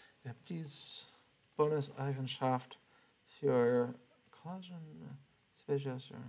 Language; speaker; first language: German; non-native, learner; English